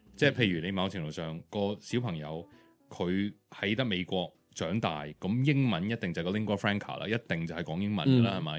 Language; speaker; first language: Cantonese; early bilingual, heritage; Cantonese